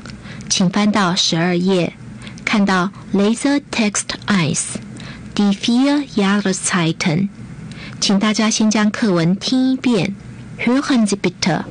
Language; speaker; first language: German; non-native, fluent; Chinese